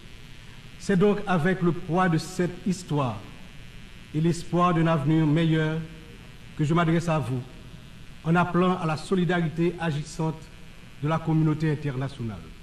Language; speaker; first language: French; non-native, local second language; Haitian Creole